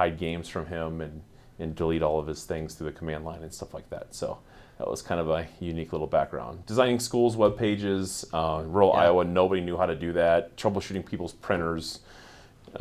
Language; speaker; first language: English; native; English